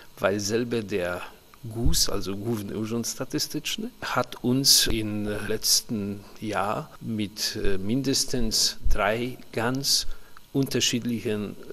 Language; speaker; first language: German; early bilingual, heritage; Polish